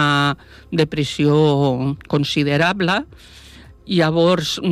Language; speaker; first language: Catalan; non-native, local second language; Spanish